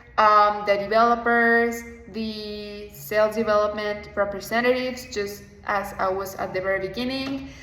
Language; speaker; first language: English; non-native, fluent; Spanish